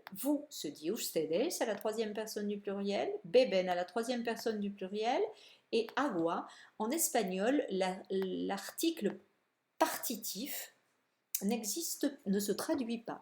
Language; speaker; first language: French; native; French